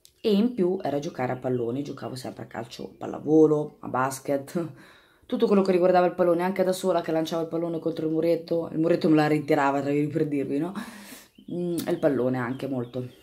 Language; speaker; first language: Italian; native; Italian